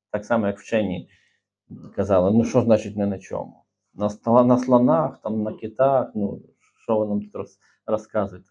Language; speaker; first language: Ukrainian; native; Ukrainian